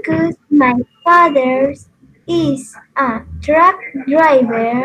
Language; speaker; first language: English; non-native, learner; Spanish